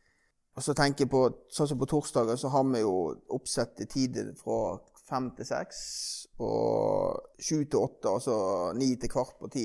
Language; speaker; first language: Norwegian; native; Norwegian